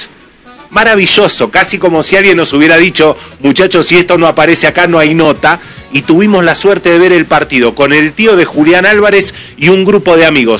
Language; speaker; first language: Spanish; native; Spanish